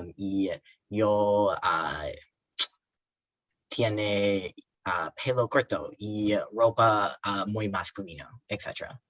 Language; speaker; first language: Spanish; non-native, learner; English